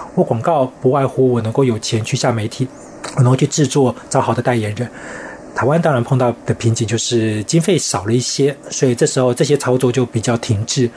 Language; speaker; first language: Chinese; native; Chinese